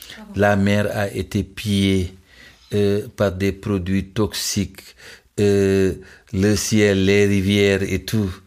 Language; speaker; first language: French; non-native, local second language; Wolof